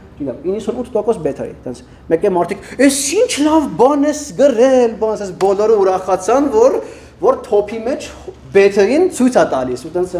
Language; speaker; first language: Armenian; early bilingual, heritage; Armenian